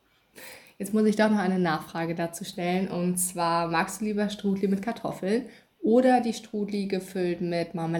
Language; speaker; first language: German; native; German